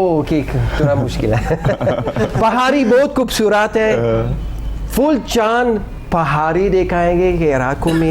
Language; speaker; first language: Hindi; non-native, learner; English